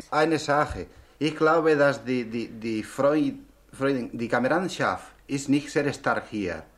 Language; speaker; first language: German; non-native, learner; Spanish